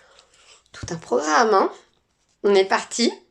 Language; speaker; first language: French; native; French